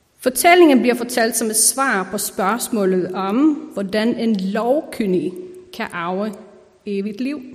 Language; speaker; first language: Danish; non-native, fluent; Icelandic